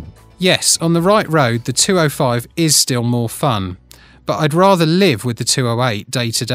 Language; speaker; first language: English; native; English